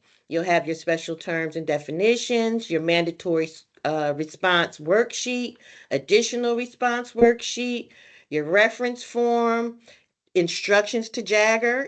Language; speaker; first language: English; native; English